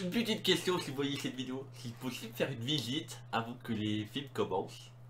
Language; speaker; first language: French; native; French